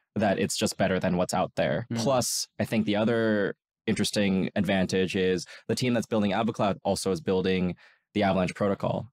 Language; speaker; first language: English; native; English